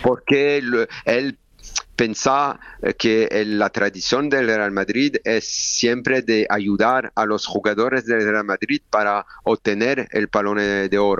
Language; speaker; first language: Spanish; non-native, learner; French